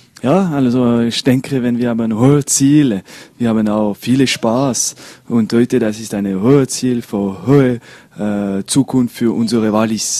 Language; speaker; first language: German; non-native, learner; French